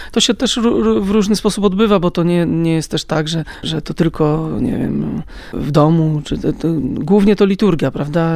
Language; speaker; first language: Polish; native; Polish